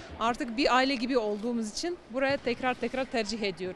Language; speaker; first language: Turkish; non-native, fluent; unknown